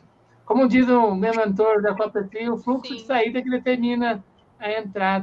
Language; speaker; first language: Portuguese; native; Portuguese